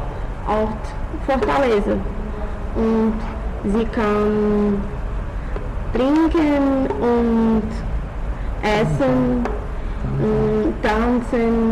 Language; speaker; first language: German; non-native, learner; Portuguese